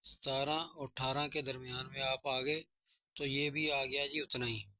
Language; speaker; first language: Urdu; non-native, local second language; Punjabi